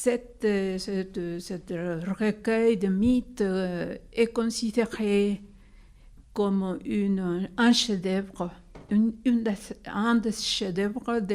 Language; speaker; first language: French; non-native, fluent; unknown